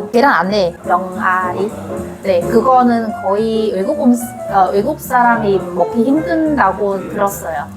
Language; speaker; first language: Korean; non-native, learner; Vietnamese